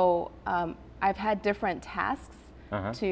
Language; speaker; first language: English; early bilingual, other home language; Spanish